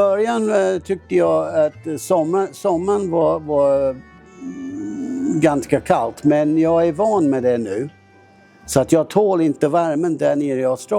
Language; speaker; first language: Swedish; non-native, fluent; English